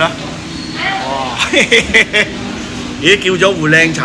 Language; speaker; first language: Cantonese; native; Cantonese